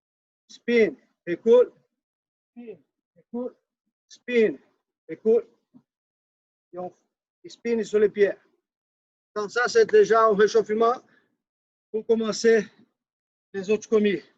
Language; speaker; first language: French; non-native, fluent; Portuguese